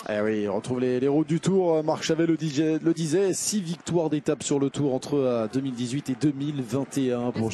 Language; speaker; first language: French; native; French